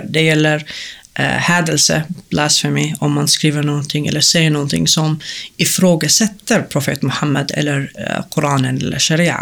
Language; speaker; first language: Swedish; non-native, fluent; Arabic